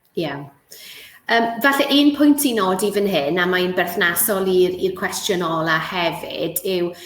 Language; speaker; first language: Welsh; native; Welsh